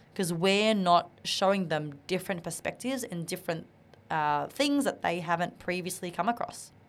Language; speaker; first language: English; non-native, local second language; Vietnamese